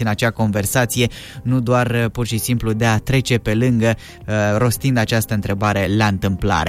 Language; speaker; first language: Romanian; native; Romanian